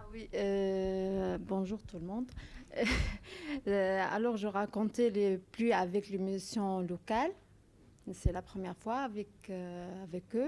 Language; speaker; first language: French; non-native, learner; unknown